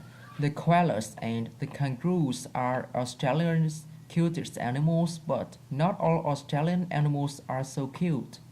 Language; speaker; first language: English; non-native, fluent; Vietnamese